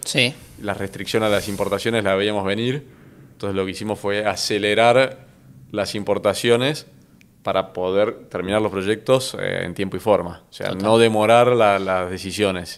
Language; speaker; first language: Spanish; native; Spanish